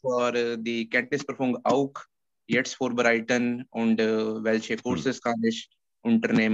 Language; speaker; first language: German; non-native, learner; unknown